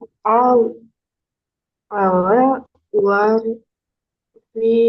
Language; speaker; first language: Arabic; non-native, learner; Indonesian